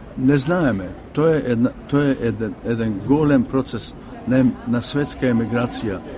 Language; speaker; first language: Macedonian; native; Macedonian